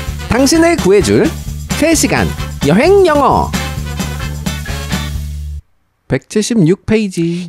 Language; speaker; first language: Korean; native; Korean